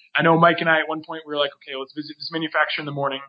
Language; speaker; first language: English; native; English